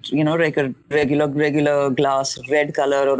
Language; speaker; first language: English; non-native, local second language; Hindi